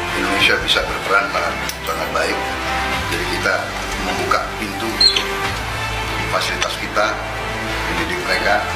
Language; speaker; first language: Indonesian; native; Indonesian